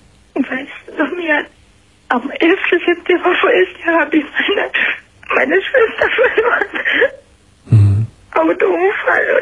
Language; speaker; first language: German; non-native, fluent; Romanian